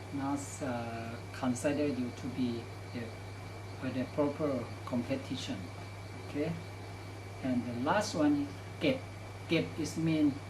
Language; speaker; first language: English; non-native, learner; Thai